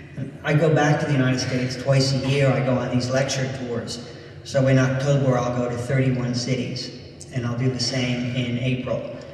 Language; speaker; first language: English; native; English